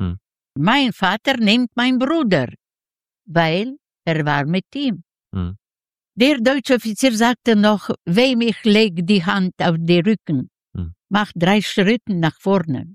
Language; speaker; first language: German; non-native, learner; Yiddish